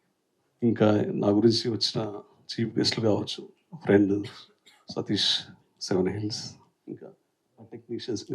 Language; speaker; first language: Telugu; native; Telugu